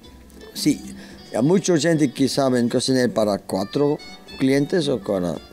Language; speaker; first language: Spanish; non-native, learner; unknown